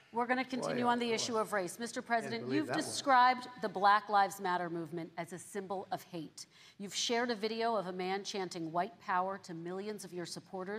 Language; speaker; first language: English; native; English